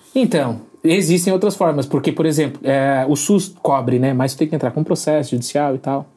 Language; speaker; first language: Portuguese; native; Portuguese